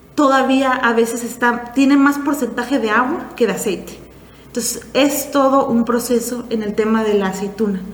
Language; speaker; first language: Spanish; native; Spanish